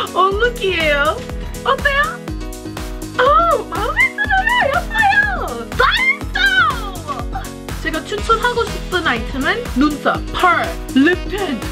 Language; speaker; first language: Korean; non-native, learner; English